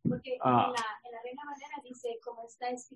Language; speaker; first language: Spanish; non-native, learner; English